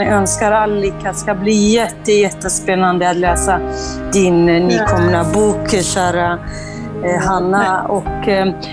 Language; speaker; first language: Swedish; non-native, fluent; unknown